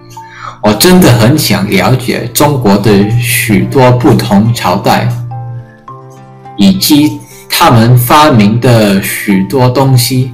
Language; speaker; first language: Chinese; early bilingual, heritage; English